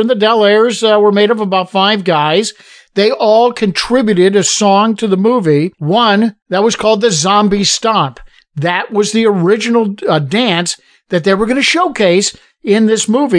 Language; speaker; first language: English; native; English